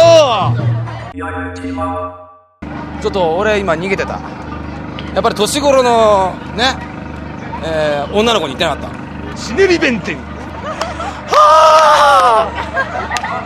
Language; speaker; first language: Japanese; native; Japanese